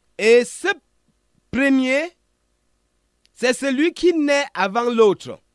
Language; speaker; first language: French; non-native, local second language; Ghomala